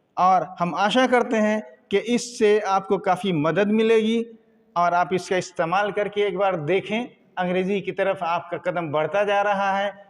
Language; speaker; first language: Hindi; native; Hindi